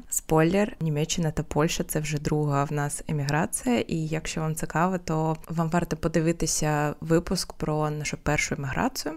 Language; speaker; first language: Ukrainian; non-native, local second language; Russian